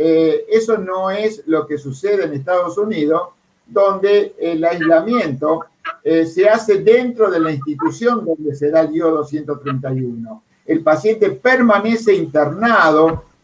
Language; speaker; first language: Spanish; native; Spanish